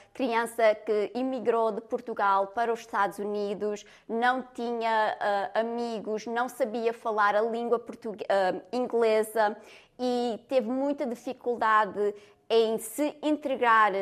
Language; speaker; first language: Portuguese; early bilingual, heritage; Portuguese